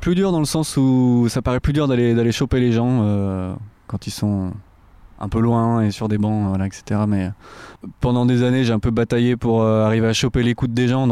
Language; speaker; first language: French; native; French